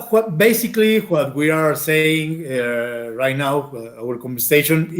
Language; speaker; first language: English; non-native, fluent; Spanish